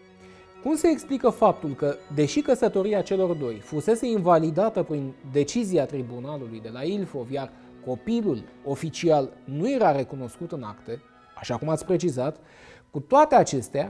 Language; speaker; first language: Romanian; native; Romanian